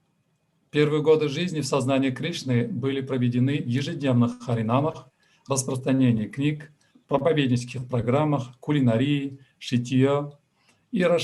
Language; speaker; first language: Russian; native; Russian